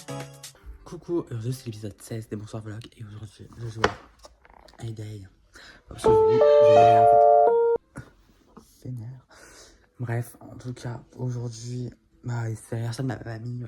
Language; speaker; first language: French; native; French